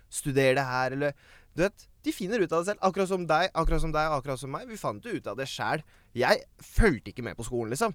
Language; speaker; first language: Norwegian; early bilingual, other home language; Baluchi